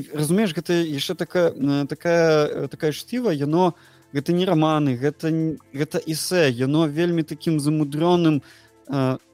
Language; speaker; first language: Belarusian; non-native, local second language; Russian